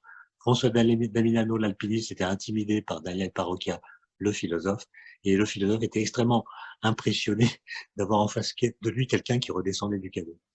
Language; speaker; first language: French; native; French